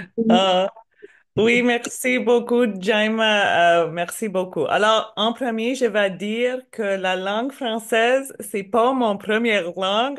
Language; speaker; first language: French; non-native, learner; English